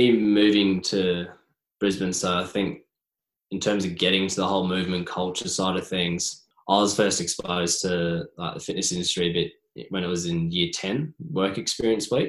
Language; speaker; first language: English; native; English